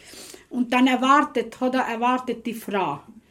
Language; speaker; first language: German; non-native, local second language; Romany